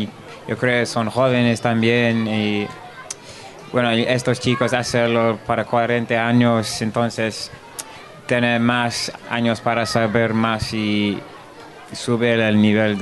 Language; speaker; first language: Spanish; non-native, learner; English